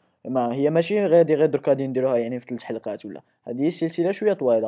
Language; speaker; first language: Arabic; native; Arabic